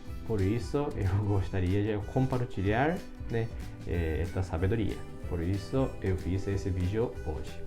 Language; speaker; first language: Portuguese; non-native, fluent; Japanese